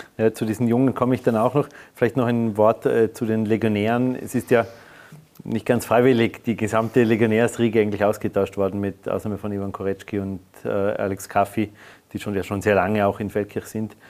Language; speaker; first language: German; native; German